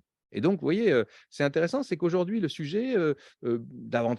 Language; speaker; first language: French; native; French